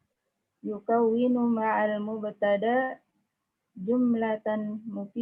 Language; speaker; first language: Arabic; non-native, learner; Indonesian